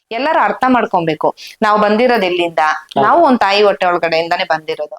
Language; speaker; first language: Kannada; native; Kannada